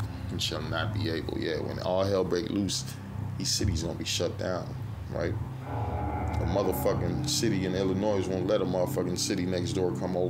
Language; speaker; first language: English; native; English